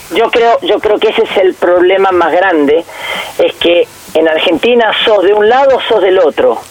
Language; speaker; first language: Spanish; native; Spanish